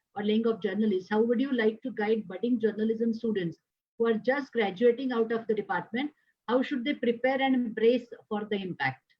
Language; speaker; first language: English; non-native, local second language; Marathi